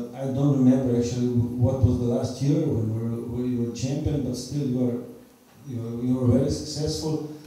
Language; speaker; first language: English; non-native, fluent; Slovenian